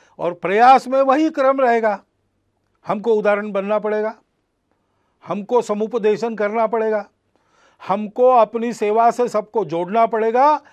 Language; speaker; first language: Hindi; non-native, local second language; Marathi